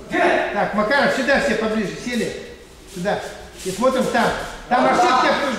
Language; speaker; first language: Russian; native; Russian